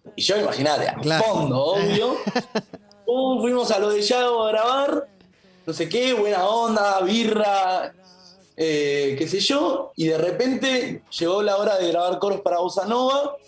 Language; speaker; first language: Spanish; native; Spanish